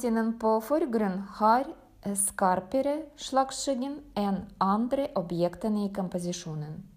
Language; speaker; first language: Norwegian; non-native, fluent; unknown